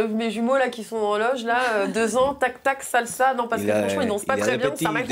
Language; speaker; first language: French; native; French